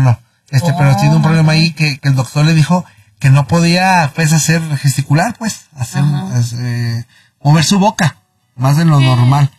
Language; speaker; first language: Spanish; native; Spanish